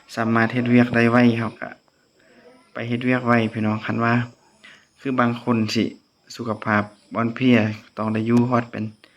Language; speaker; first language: Lao; non-native, local second language; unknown